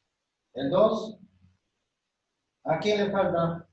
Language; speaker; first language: Spanish; native; Spanish